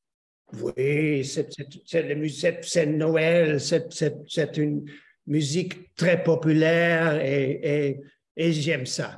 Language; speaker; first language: French; non-native, learner; Dutch